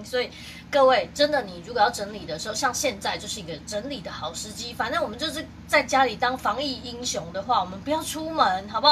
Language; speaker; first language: Chinese; native; Chinese